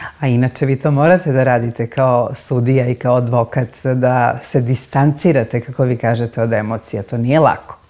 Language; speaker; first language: Serbian; native; Serbian